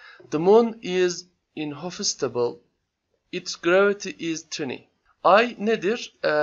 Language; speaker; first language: English; non-native, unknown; Turkish